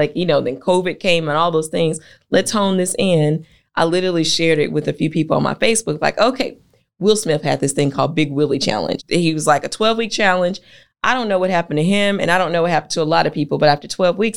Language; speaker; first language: English; native; English